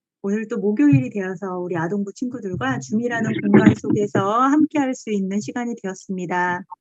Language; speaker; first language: Korean; native; Korean